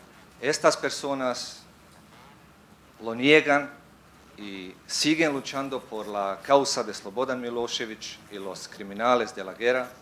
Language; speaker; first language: Spanish; non-native, fluent; Bosnian